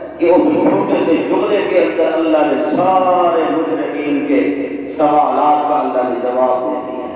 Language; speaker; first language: Urdu; non-native, local second language; Saraiki